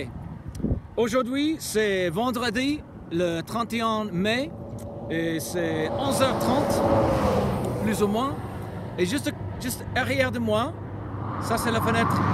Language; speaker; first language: French; non-native, learner; English